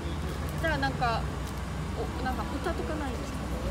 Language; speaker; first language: Japanese; non-native, learner; Polish